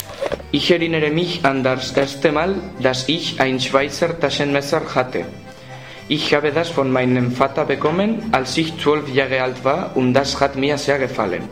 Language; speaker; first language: German; non-native, learner; Spanish